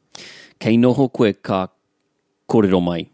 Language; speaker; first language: Māori; non-native, learner; English